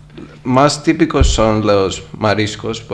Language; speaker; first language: Spanish; non-native, learner; Greek